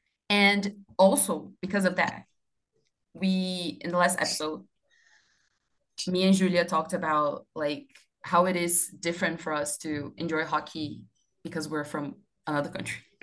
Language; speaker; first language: English; non-native, fluent; Portuguese